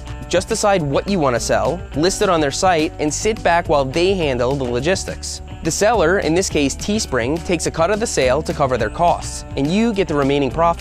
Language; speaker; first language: English; native; English